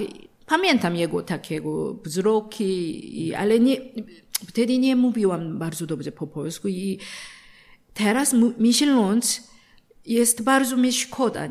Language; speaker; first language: Polish; non-native, learner; Korean